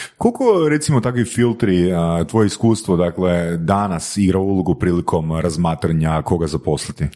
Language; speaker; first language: Croatian; native; Croatian